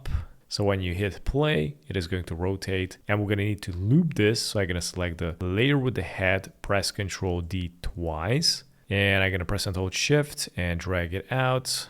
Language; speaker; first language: English; non-native, fluent; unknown